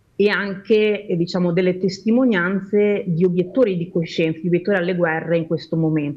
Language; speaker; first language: Italian; native; Italian